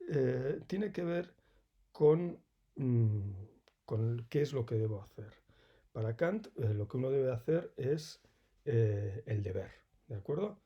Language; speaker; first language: Spanish; native; Spanish